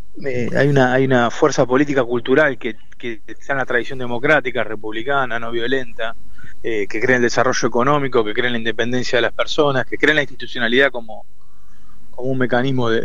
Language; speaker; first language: Spanish; native; Spanish